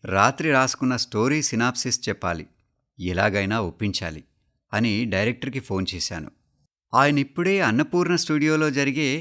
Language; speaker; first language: Telugu; native; Telugu